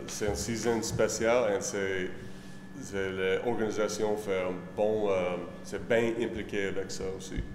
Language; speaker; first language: French; non-native, learner; English